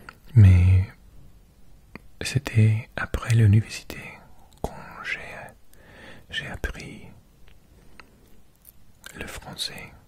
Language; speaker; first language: French; non-native, learner; English